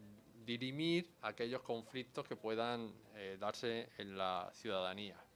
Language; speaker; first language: Spanish; native; Spanish